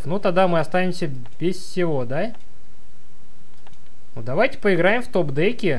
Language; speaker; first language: Russian; native; Russian